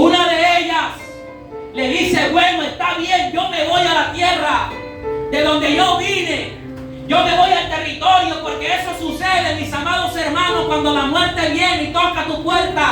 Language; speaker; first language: Spanish; native; Spanish